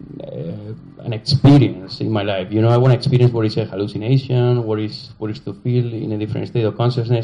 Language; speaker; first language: English; non-native, fluent; Spanish